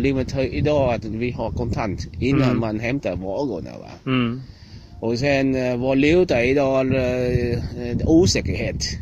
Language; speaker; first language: Swedish; non-native, learner; Vietnamese